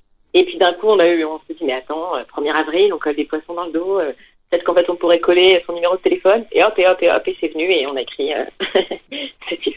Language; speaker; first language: French; native; French